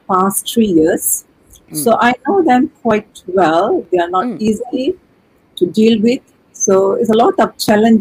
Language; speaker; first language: English; non-native, local second language; Tamil